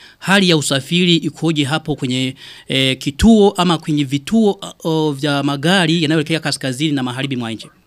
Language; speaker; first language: Swahili; non-native, local second language; Rundi